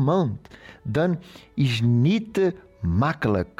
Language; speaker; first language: Dutch; non-native, fluent; Portuguese